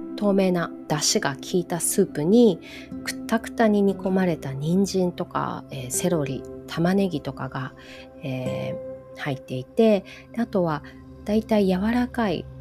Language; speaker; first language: Japanese; early bilingual, other home language; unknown